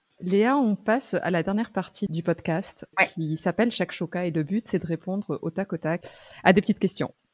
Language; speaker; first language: French; native; French